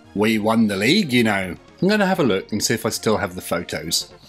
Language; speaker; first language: English; native; English